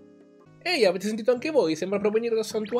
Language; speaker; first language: Italian; native; Italian